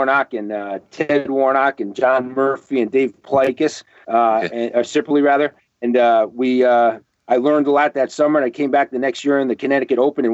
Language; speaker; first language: English; native; English